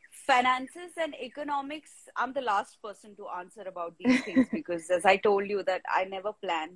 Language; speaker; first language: English; non-native, local second language; Marathi